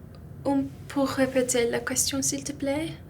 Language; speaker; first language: French; non-native, learner; English